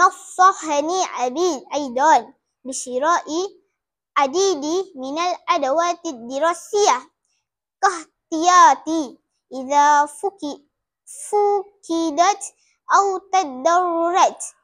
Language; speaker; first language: Arabic; non-native, learner; Malay